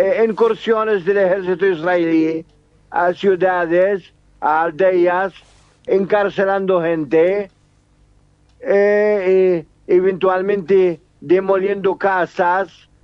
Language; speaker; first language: Spanish; non-native, fluent; Arabic